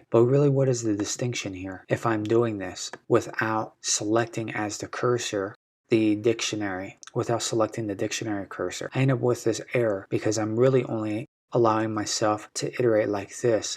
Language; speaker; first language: English; native; English